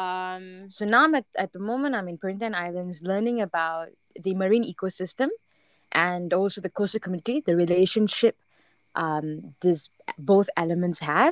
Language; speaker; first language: English; non-native, local second language; Tamil